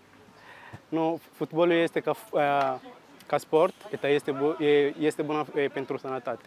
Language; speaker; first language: Romanian; non-native, learner; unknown